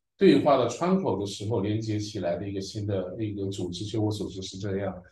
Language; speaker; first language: Chinese; early bilingual, heritage; Chinese